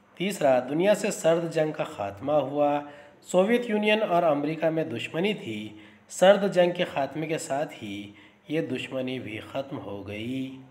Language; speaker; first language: Urdu; native; Urdu